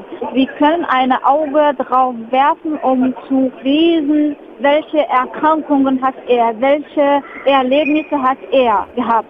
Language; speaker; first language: German; non-native, fluent; Arabic